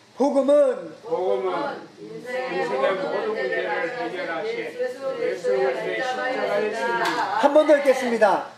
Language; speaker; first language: Korean; native; Korean